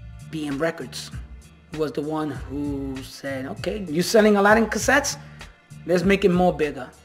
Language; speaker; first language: English; early bilingual, other home language; Spanish